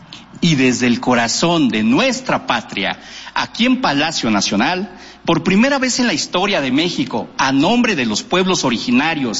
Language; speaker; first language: Spanish; non-native, local second language; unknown